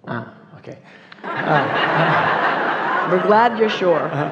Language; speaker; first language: English; non-native, learner; Portuguese